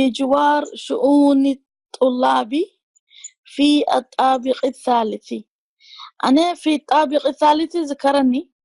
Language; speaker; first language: Arabic; non-native, learner; Tigrinya